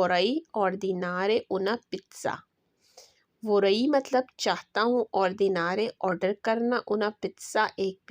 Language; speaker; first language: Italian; non-native, learner; Urdu